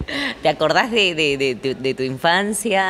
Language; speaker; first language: Spanish; native; Spanish